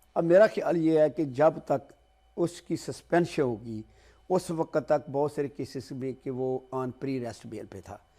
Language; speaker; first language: Urdu; non-native, local second language; Punjabi